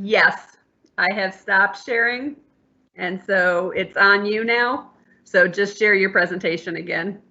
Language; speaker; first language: English; native; English